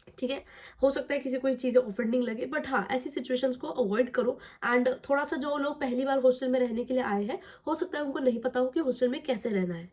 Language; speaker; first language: Hindi; non-native, local second language; Marathi